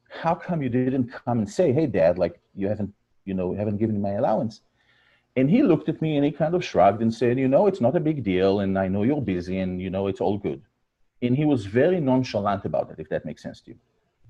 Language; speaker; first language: English; non-native, fluent; Hebrew